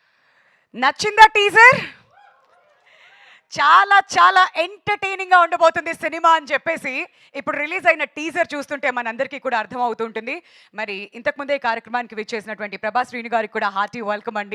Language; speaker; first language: Telugu; native; Telugu